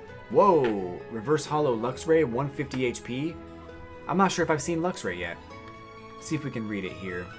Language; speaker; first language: English; native; English